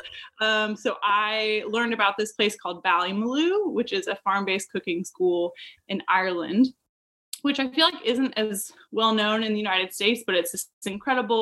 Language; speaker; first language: English; native; English